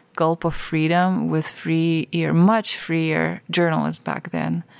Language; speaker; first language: English; non-native, fluent; Russian